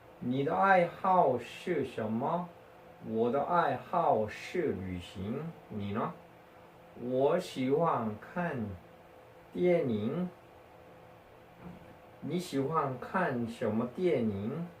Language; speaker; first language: Chinese; non-native, fluent; Korean